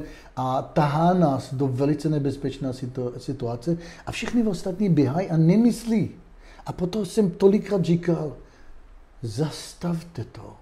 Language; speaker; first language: Czech; non-native, fluent; Hebrew